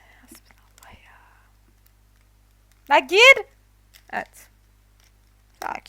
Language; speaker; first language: Turkish; native; Turkish